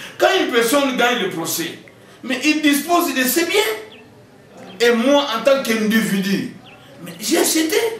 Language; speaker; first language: French; non-native, local second language; Kongo